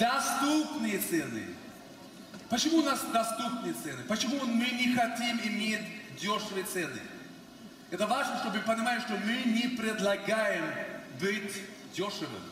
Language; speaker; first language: Russian; non-native, fluent; Swedish